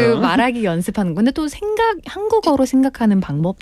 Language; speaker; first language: Korean; native; Korean